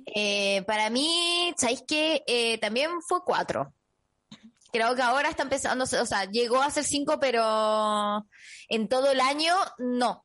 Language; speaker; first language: Spanish; native; Spanish